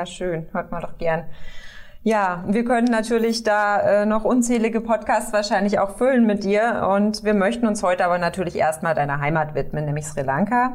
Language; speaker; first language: German; native; German